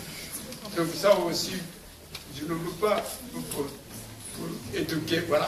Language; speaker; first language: French; non-native, learner; Japanese